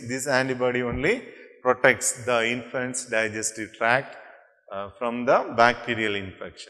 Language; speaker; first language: English; non-native, local second language; Tamil